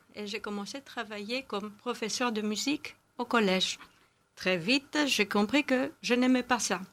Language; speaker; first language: French; non-native, fluent; Greek